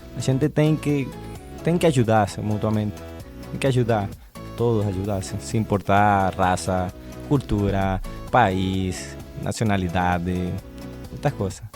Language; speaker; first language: Portuguese; non-native, learner; Spanish